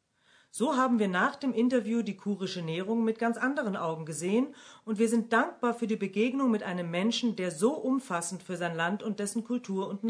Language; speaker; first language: German; native; German